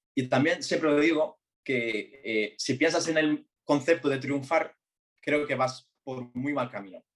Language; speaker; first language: Spanish; early bilingual, other home language; Arabic